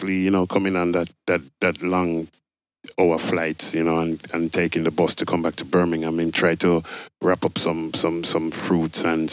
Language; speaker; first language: English; native; English